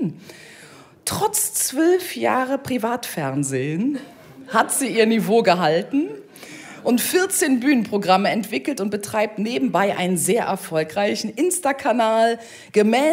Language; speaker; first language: German; native; German